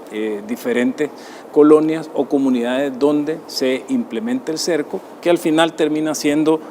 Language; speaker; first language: Spanish; native; Spanish